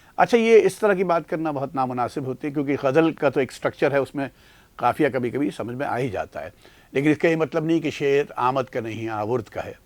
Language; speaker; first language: Urdu; native; Urdu